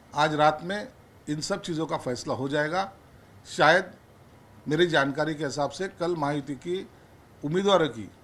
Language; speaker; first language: Hindi; non-native, local second language; Marathi